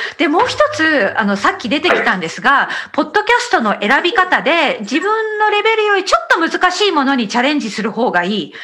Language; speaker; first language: Japanese; native; Japanese